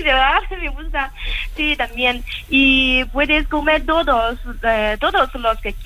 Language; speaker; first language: Spanish; non-native, fluent; Chinese